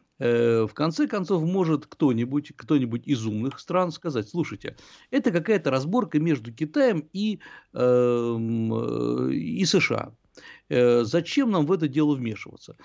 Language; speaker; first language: Russian; native; Russian